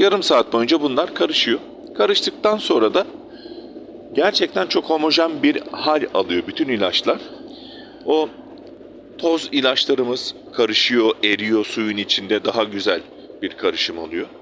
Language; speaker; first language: Turkish; native; Turkish